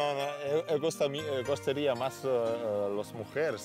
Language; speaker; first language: Spanish; non-native, learner; German